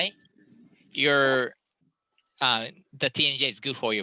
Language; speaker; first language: English; non-native, fluent; Japanese